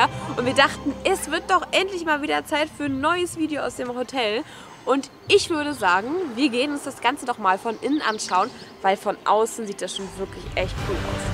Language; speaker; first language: German; native; German